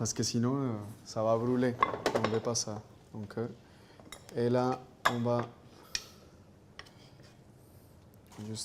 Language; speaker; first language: French; non-native, fluent; Spanish